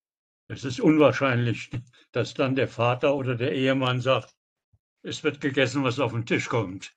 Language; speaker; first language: German; native; German